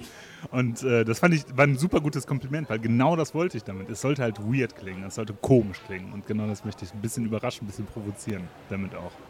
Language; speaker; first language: German; native; German